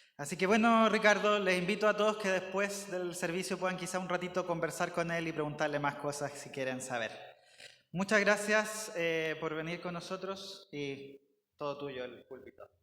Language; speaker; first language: Spanish; native; Spanish